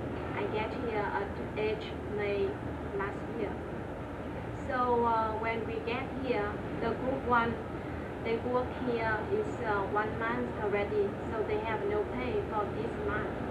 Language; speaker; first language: English; non-native, learner; Vietnamese